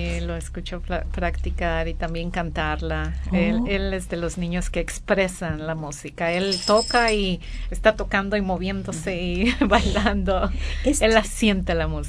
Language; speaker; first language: Spanish; native; Spanish